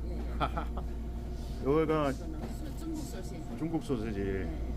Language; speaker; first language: Korean; native; Korean